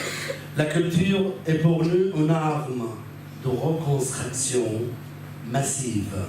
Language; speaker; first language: French; non-native, fluent; Arabic